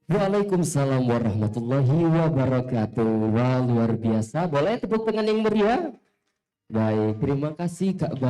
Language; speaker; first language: Indonesian; native; Indonesian